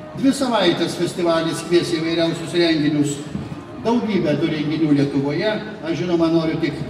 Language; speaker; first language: Lithuanian; native; Lithuanian